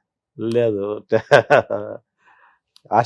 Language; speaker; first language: Telugu; native; Telugu